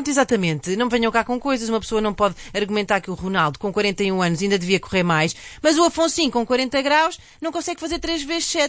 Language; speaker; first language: Portuguese; native; Portuguese